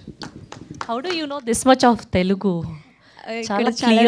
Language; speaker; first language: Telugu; native; Telugu